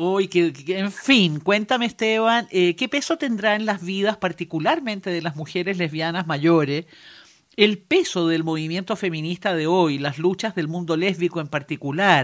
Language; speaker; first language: Spanish; native; Spanish